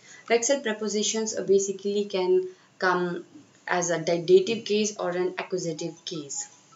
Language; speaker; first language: English; non-native, local second language; Hindi